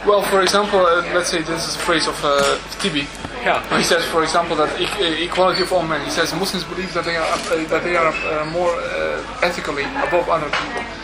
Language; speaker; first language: English; non-native, fluent; Dutch